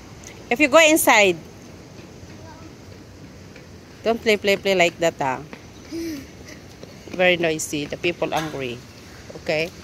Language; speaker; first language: English; non-native, local second language; Cebuano